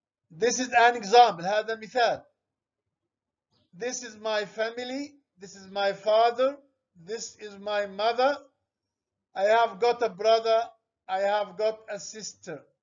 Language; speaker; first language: English; non-native, fluent; Arabic